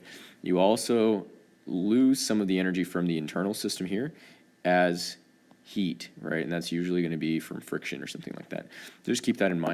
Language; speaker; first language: English; native; English